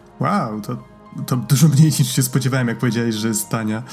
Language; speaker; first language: Polish; native; Polish